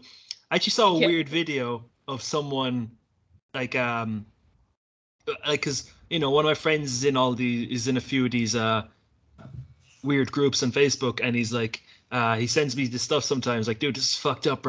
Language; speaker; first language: English; native; English